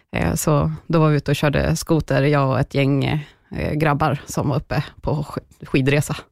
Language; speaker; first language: Swedish; native; Swedish